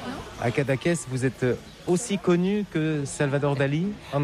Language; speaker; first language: French; native; French